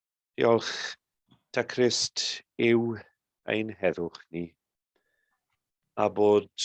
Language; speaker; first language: Welsh; native; Welsh